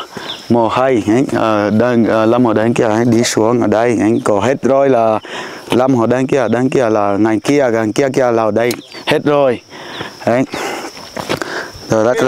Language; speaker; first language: Vietnamese; non-native, learner; Portuguese